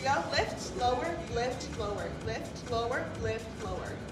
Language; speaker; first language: English; native; English